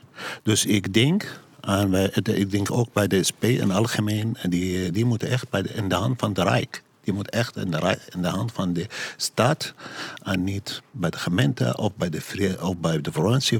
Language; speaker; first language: Dutch; non-native, learner; Arabic